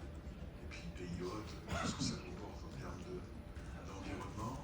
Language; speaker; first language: French; native; French